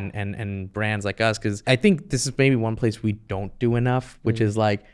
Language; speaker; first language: English; native; English